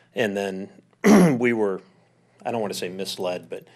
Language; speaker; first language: English; native; English